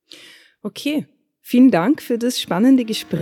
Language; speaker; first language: German; native; German